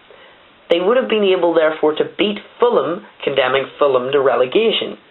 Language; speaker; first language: English; native; English